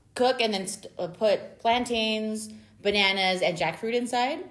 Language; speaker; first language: English; native; English